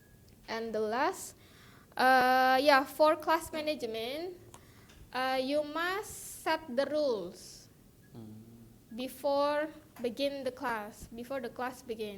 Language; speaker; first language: English; non-native, local second language; Indonesian